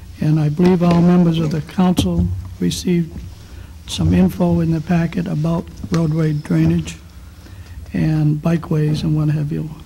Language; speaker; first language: English; native; English